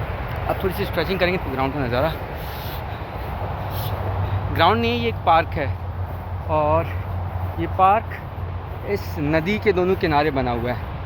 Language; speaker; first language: Hindi; native; Hindi